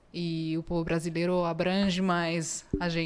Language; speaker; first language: Portuguese; non-native, fluent; Italian